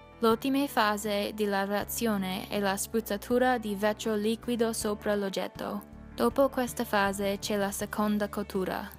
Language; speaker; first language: Italian; non-native, learner; English